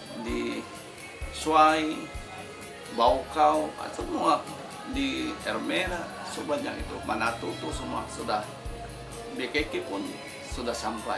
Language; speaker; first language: Indonesian; non-native, fluent; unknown